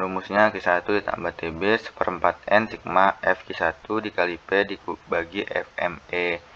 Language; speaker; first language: Indonesian; native; Indonesian